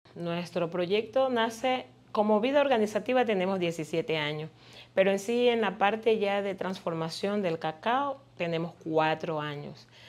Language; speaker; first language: Spanish; native; Spanish